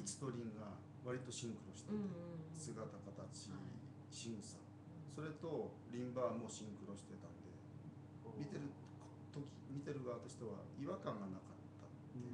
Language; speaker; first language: Japanese; native; Japanese